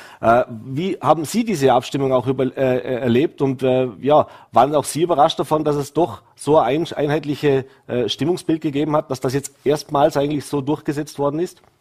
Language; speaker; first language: German; native; German